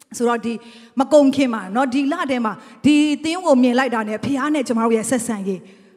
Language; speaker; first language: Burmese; non-native, local second language; Tedim Chin